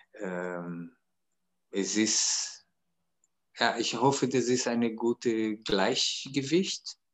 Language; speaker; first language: German; non-native, fluent; Portuguese